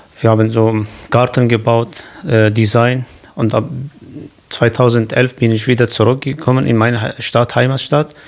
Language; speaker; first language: German; non-native, learner; Kurdish